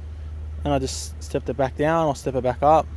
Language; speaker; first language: English; native; English